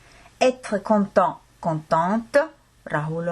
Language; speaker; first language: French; non-native, fluent; Estonian